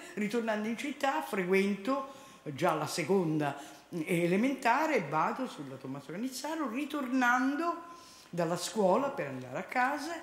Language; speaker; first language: Italian; native; Italian